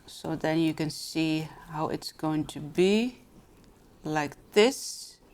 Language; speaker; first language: English; non-native, fluent; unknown